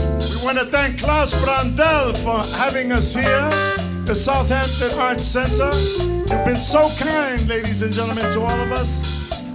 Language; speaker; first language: English; native; English